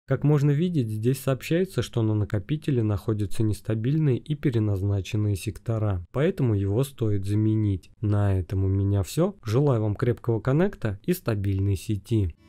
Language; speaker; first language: Russian; native; Russian